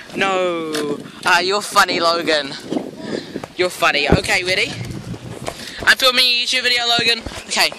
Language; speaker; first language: English; native; English